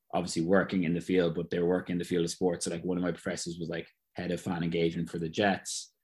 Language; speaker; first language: English; native; English